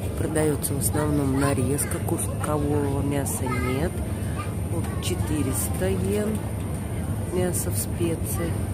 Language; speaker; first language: Russian; native; Russian